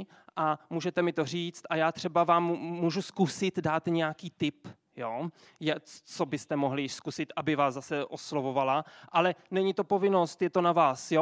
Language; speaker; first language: Czech; native; Czech